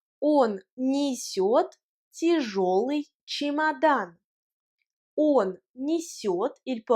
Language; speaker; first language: Russian; non-native, fluent; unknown